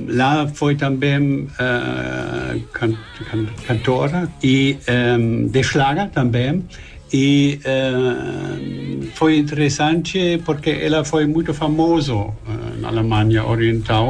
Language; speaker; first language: Portuguese; non-native, learner; German